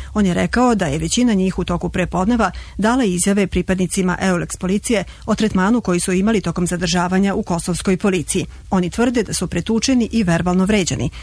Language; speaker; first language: Croatian; native; Croatian